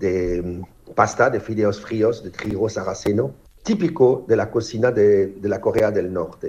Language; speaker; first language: Spanish; non-native, fluent; French